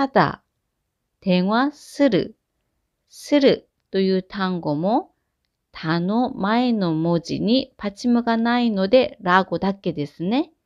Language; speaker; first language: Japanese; non-native, fluent; Korean